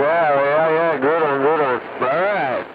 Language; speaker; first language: English; native; English